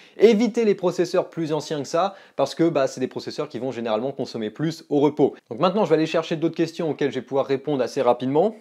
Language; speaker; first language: French; native; French